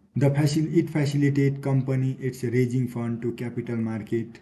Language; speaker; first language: English; non-native, local second language; Nepali